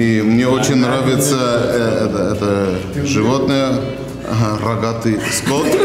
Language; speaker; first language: Russian; non-native, learner; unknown